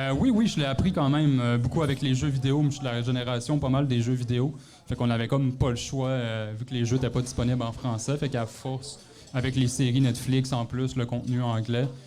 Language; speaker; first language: French; native; French